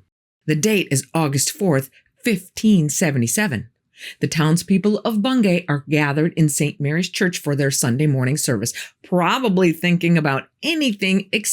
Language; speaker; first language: English; native; English